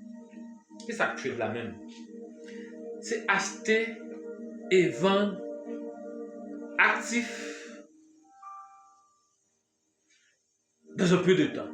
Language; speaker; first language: French; non-native, learner; Haitian Creole